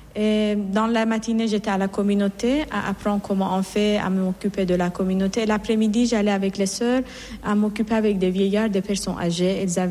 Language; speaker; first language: French; non-native, fluent; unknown